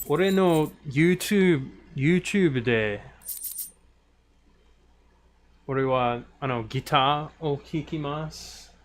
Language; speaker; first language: Japanese; non-native, learner; English